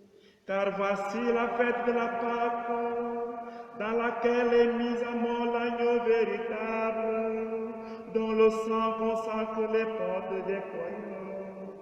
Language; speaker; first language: French; native; French